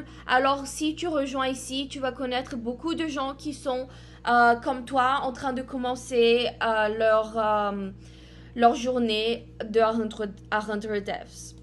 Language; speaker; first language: French; non-native, fluent; Portuguese